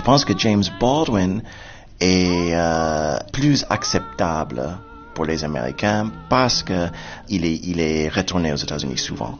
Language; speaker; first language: French; non-native, fluent; English